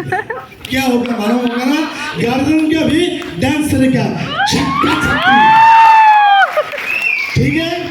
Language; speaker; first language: Hindi; non-native, local second language; Assamese